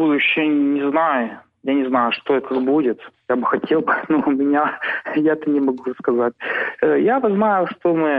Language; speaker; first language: Ukrainian; non-native, local second language; Russian